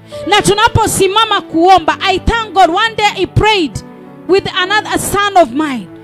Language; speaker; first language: English; non-native, local second language; Swahili